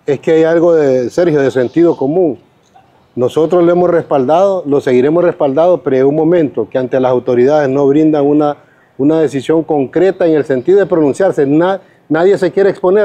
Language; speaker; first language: Spanish; native; Spanish